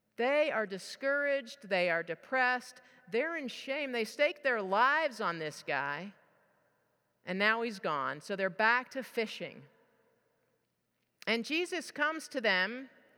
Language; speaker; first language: English; native; English